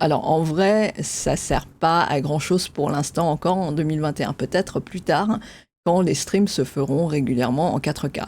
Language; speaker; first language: French; native; French